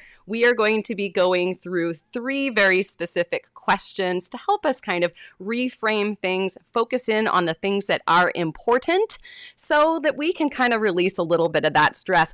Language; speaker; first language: English; native; English